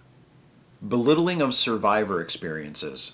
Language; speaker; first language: English; native; English